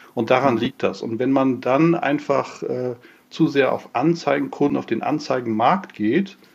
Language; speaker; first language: German; non-native, fluent; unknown